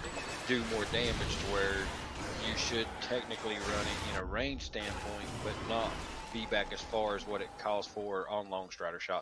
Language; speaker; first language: English; native; English